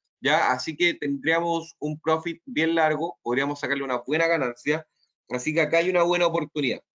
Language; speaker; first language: Spanish; native; Spanish